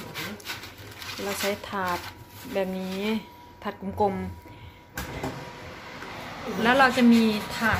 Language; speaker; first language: Swedish; non-native, learner; Thai